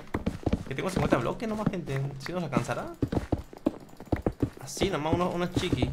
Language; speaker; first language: Spanish; native; Spanish